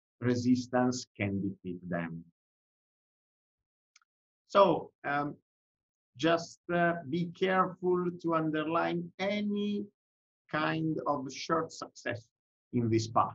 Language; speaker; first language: English; non-native, fluent; Italian